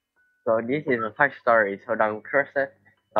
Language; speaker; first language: English; non-native, learner; Vietnamese